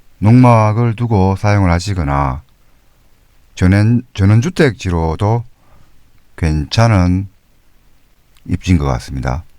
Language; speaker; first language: Korean; native; Korean